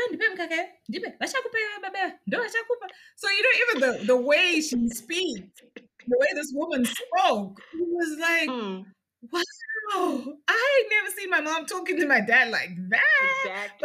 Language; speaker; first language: English; non-native, local second language; Shona